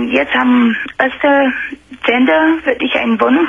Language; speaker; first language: German; non-native, fluent; Romanian